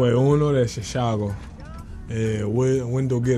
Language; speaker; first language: Spanish; non-native, learner; English